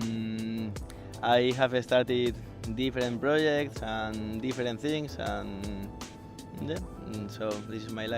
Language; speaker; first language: English; non-native, fluent; Spanish